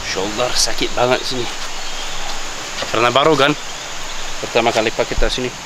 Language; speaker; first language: Indonesian; non-native, fluent; English